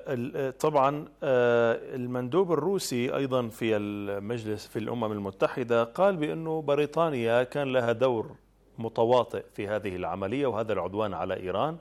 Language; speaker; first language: Arabic; native; Arabic